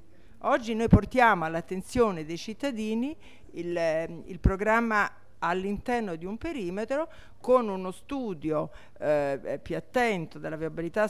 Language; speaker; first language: Italian; native; Italian